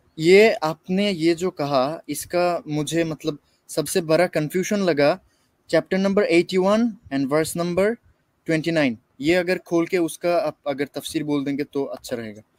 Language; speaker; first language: Hindi; non-native, fluent; Bangla